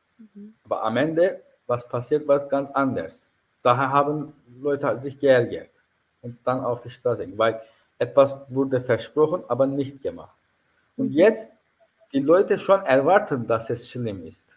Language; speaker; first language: German; non-native, fluent; Turkish